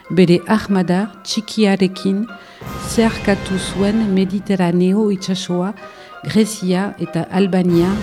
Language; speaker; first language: Basque; non-native, local second language; French